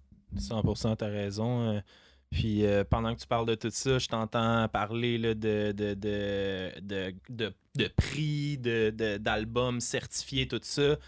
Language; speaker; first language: French; native; French